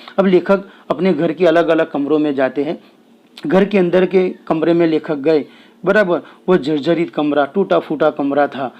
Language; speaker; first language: Hindi; non-native, local second language; Gujarati